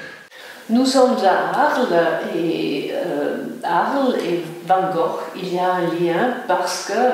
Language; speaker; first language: French; non-native, local second language; German